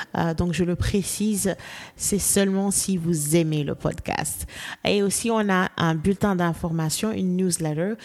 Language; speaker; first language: French; non-native, local second language; Wolof